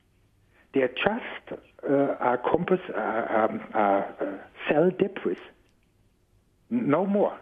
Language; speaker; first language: English; non-native, fluent; German